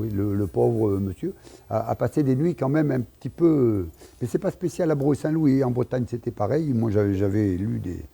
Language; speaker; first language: French; native; French